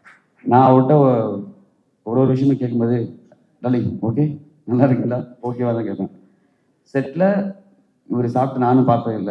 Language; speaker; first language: Tamil; native; Tamil